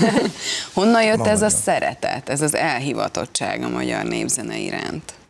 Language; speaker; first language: Hungarian; native; Hungarian